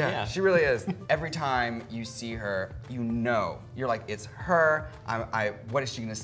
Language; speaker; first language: English; native; English